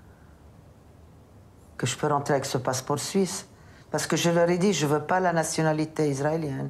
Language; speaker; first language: French; non-native, local second language; Arabic